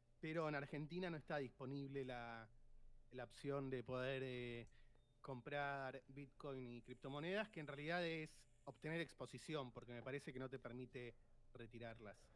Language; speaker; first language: Spanish; native; Spanish